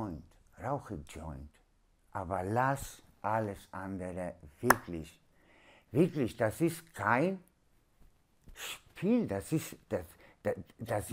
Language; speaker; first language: German; non-native, learner; Polish